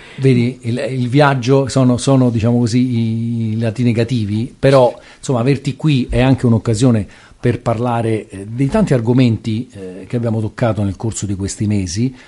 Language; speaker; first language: Italian; native; Italian